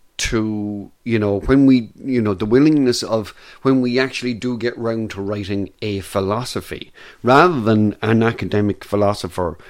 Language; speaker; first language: English; native; English